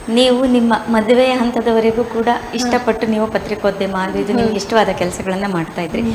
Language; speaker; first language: Kannada; native; Kannada